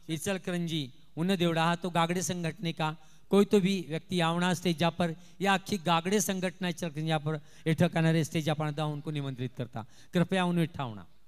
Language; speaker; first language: Hindi; non-native, local second language; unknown